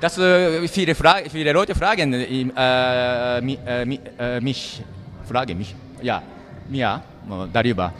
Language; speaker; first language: German; non-native, learner; Japanese